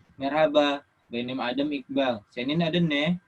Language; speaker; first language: Turkish; non-native, fluent; Indonesian